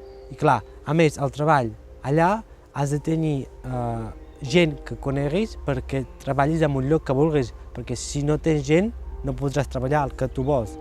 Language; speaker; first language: Catalan; early bilingual, other home language; Georgian